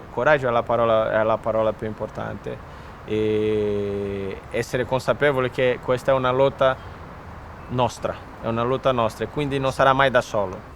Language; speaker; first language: Italian; non-native, fluent; Portuguese